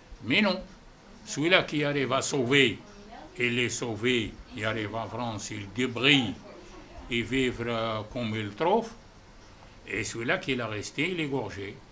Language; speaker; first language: French; non-native, fluent; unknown